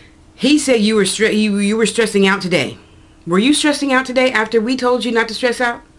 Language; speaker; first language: English; native; English